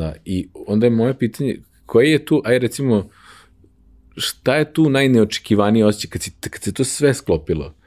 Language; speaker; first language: Serbian; native; Serbian